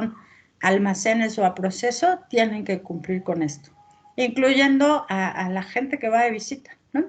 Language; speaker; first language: Spanish; native; Spanish